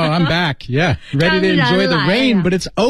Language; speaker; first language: English; native; English